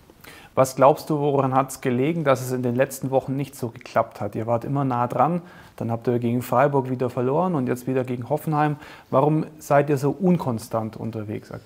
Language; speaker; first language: German; native; German